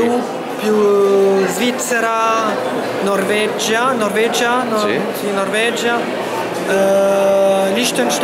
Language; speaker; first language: Italian; non-native, fluent; French